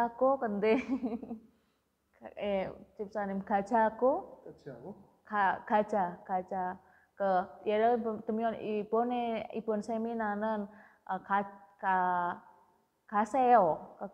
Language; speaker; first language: Korean; non-native, learner; Indonesian